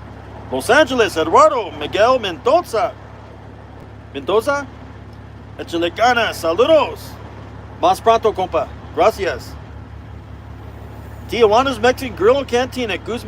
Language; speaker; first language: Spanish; non-native, learner; English